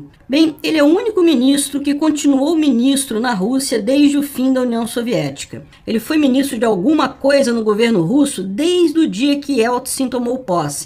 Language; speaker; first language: Portuguese; native; Portuguese